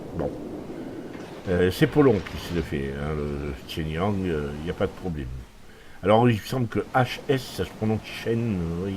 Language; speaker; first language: French; native; French